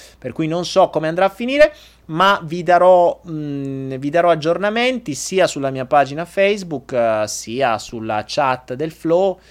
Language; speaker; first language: Italian; native; Italian